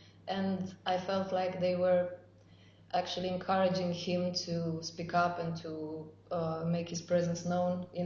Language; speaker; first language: English; non-native, fluent; Romanian